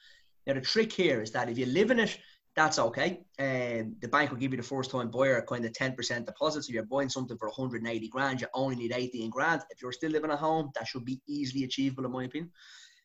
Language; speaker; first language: English; native; English